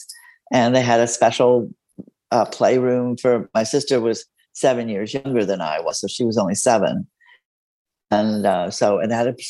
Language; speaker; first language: English; non-native, fluent; Spanish